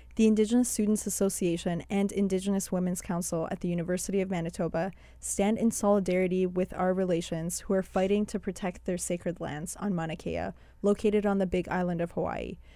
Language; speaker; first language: English; early bilingual, other home language; Persian